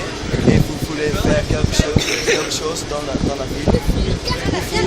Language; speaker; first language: French; non-native, learner; Dutch